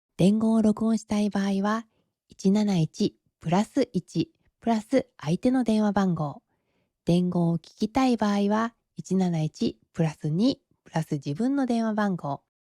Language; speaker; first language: Japanese; native; Japanese